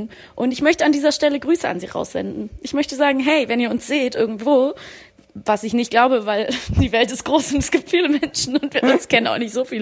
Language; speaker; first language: German; native; German